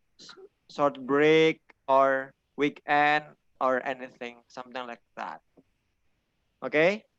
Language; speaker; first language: English; non-native, fluent; Indonesian